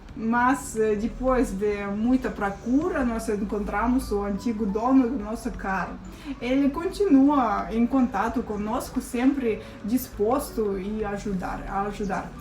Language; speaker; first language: Portuguese; non-native, fluent; Russian